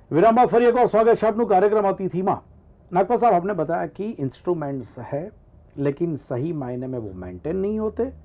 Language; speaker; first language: Hindi; non-native, local second language; Gujarati